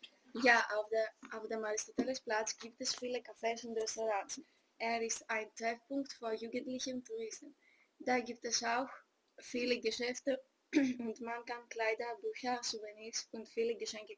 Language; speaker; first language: German; non-native, learner; Greek